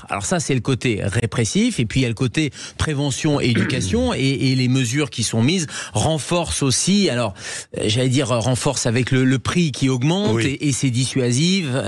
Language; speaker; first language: French; native; French